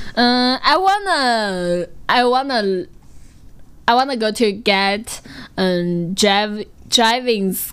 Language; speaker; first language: English; non-native, learner; Chinese